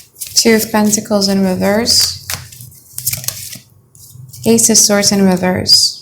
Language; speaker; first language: English; non-native, fluent; Indonesian